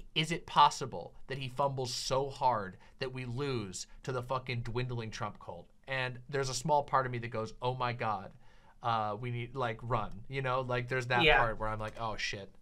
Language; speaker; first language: English; native; English